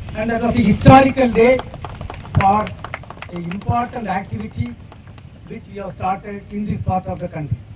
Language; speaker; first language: English; non-native, local second language; Tamil